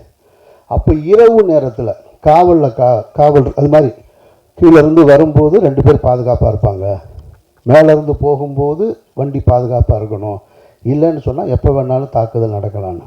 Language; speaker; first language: Tamil; native; Tamil